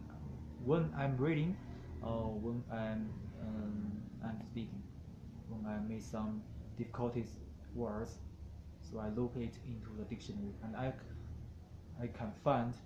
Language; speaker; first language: English; non-native, learner; Chinese